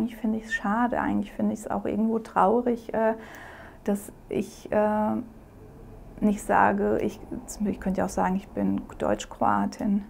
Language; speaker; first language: German; early bilingual, other home language; Croatian